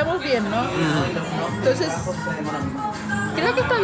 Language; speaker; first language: Spanish; native; Spanish